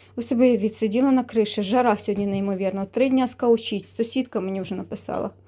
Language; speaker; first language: Ukrainian; non-native, local second language; Russian